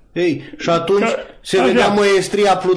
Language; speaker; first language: Romanian; native; Romanian